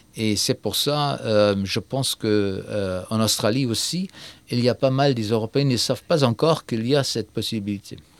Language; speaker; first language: French; non-native, fluent; German